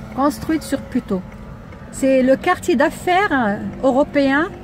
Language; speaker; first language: French; non-native, local second language; Arabic